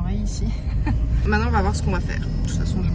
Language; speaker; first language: French; native; French